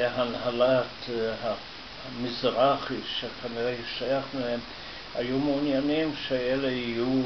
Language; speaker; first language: Hebrew; non-native, fluent; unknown